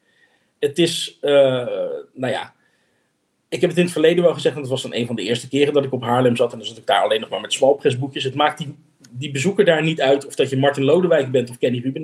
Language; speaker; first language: Dutch; native; Dutch